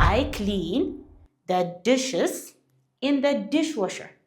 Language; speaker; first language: English; non-native, local second language; Amharic